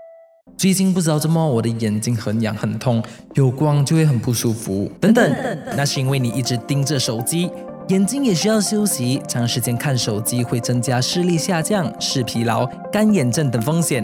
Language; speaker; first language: Chinese; native; Chinese